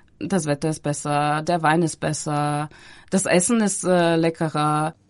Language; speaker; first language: German; non-native, fluent; Bulgarian